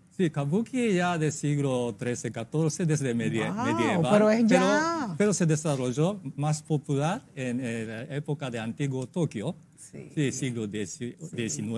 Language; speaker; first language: Spanish; non-native, fluent; Japanese